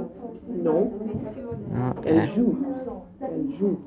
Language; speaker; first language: French; non-native, fluent; English